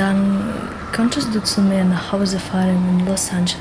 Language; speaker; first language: German; non-native, learner; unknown